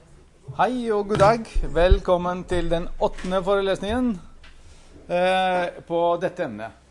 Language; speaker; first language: Norwegian; non-native, fluent; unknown